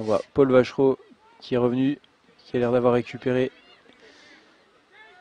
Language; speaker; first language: French; native; French